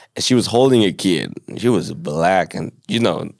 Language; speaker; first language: English; early bilingual, other home language; Hebrew